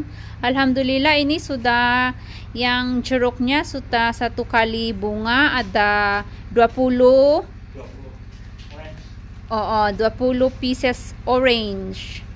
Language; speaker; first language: Indonesian; non-native, learner; Filipino